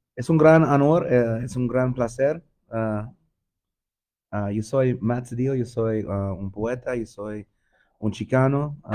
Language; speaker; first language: Spanish; early bilingual, other home language; English